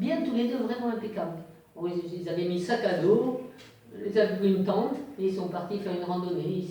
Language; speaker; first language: French; native; French